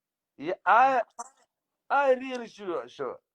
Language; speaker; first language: English; non-native, learner; Somali